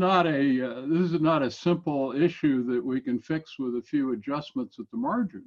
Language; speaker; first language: English; native; English